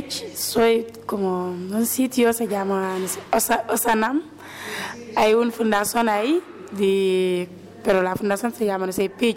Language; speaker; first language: Spanish; non-native, learner; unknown